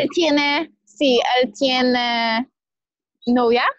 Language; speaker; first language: Spanish; non-native, learner; Polish